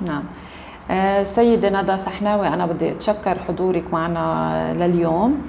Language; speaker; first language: Arabic; native; Arabic